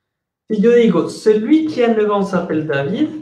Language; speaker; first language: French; non-native, fluent; Spanish